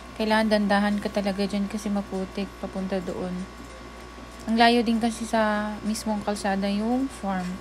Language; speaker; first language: Filipino; non-native, local second language; Iloko